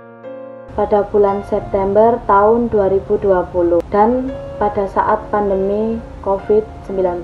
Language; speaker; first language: Indonesian; non-native, local second language; Javanese